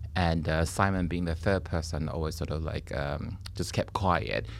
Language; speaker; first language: English; non-native, fluent; Chinese